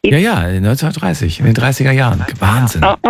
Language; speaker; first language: German; native; German